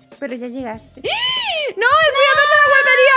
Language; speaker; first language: Spanish; native; Spanish